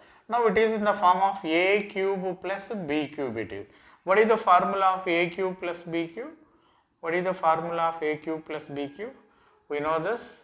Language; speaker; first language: English; non-native, local second language; Telugu